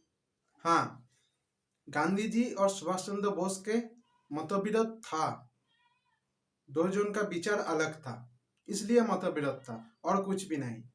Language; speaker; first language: Hindi; non-native, local second language; Bangla